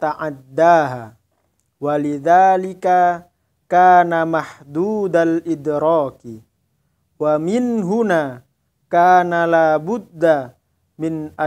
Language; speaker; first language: Arabic; non-native, fluent; Indonesian